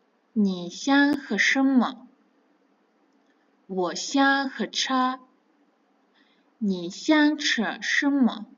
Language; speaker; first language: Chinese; non-native, fluent; Kazakh